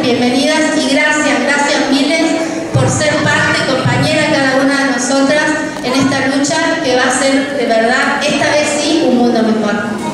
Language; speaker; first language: Spanish; native; Spanish